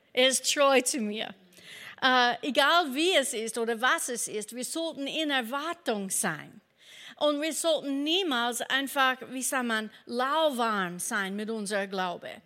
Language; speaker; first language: German; non-native, fluent; English